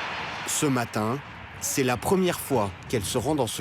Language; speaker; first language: French; native; French